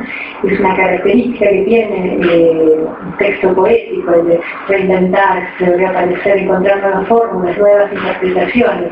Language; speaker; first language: Spanish; native; Spanish